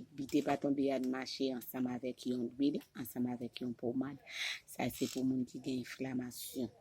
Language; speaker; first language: French; non-native, local second language; Haitian Creole